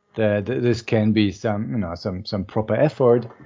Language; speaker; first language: English; non-native, fluent; German